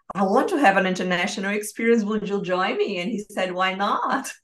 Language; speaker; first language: English; non-native, fluent; Portuguese